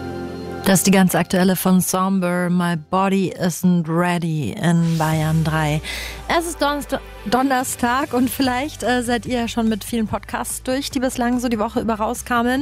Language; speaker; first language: German; native; German